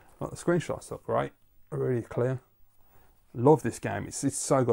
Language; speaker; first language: English; native; English